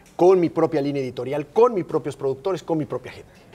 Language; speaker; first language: Spanish; native; Spanish